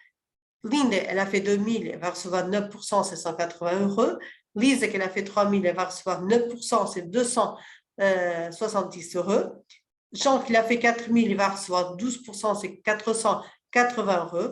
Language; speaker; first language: French; early bilingual, other home language; Portuguese